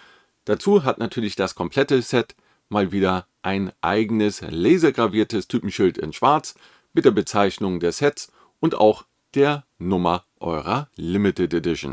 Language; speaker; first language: German; native; German